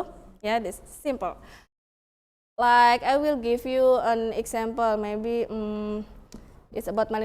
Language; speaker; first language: English; non-native, fluent; Indonesian